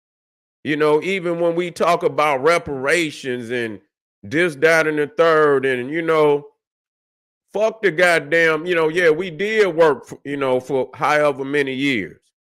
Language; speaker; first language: English; native; English